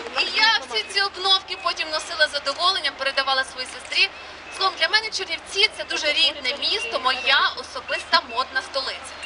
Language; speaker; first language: Ukrainian; native; Ukrainian